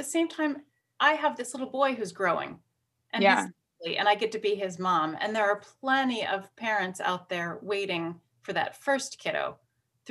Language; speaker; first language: English; native; English